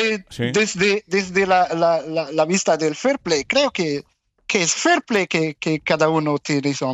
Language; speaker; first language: Spanish; non-native, fluent; Arabic